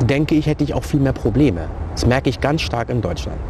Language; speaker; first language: German; early bilingual, other home language; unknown